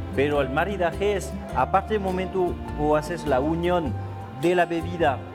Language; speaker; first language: Spanish; non-native, fluent; French